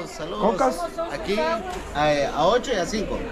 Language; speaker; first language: Spanish; native; Spanish